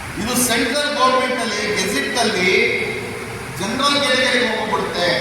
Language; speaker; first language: Kannada; non-native, local second language; Marathi